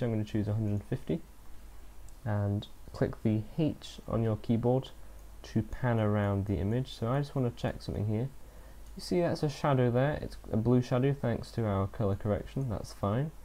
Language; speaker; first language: English; native; English